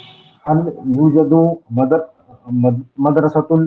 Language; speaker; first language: Arabic; non-native, learner; Urdu